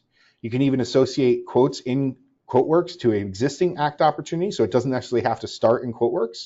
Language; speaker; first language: English; native; English